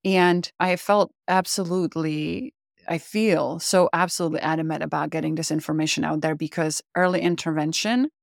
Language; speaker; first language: English; non-native, fluent; Czech